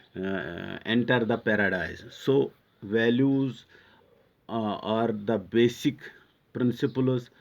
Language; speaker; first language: English; non-native, local second language; Urdu